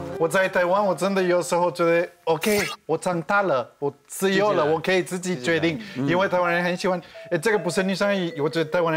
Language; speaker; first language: Chinese; non-native, fluent; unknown